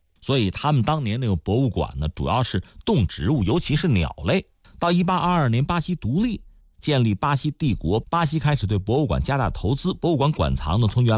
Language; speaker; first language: Chinese; native; Chinese